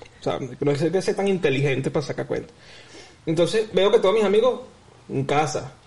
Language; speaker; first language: Spanish; native; Spanish